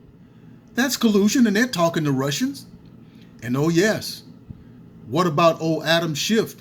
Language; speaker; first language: English; native; English